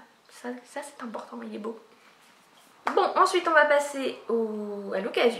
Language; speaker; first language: French; native; French